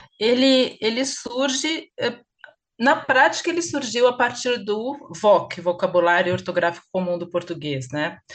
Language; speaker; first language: Portuguese; native; Portuguese